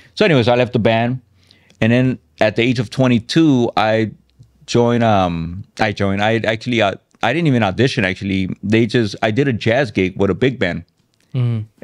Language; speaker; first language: English; native; English